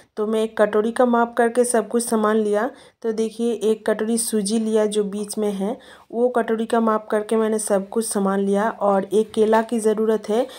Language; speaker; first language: Hindi; non-native, local second language; Bangla